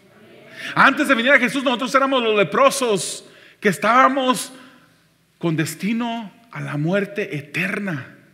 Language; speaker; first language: Spanish; native; Spanish